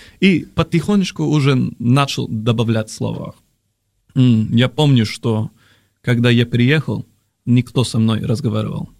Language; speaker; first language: Russian; non-native, fluent; Spanish